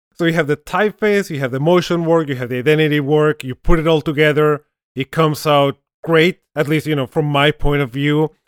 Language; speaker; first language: English; non-native, fluent; Spanish